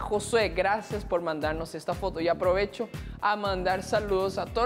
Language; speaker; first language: Spanish; native; Spanish